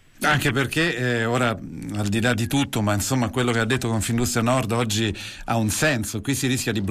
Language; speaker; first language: Italian; native; Italian